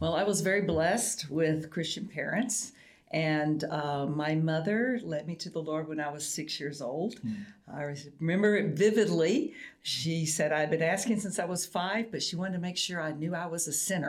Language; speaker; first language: English; native; English